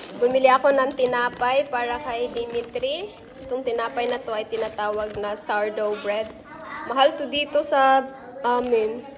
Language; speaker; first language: Filipino; non-native, local second language; Cebuano